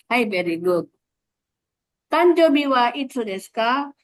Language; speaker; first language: Japanese; non-native, fluent; Filipino